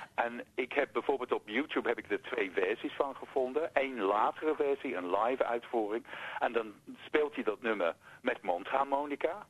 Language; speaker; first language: Dutch; non-native, fluent; English